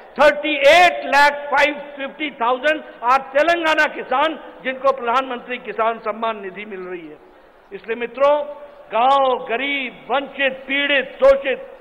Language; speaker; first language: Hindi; native; Hindi